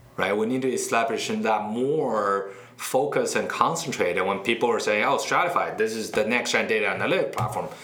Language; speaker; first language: English; non-native, fluent; Chinese